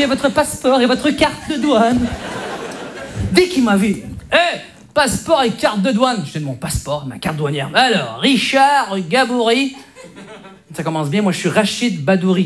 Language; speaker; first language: French; early bilingual, other home language; Arabic